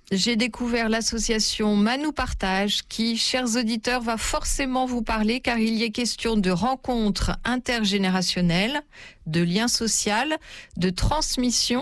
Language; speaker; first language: French; native; French